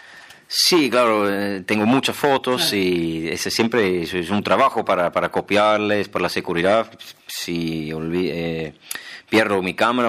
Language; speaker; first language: Spanish; non-native, fluent; German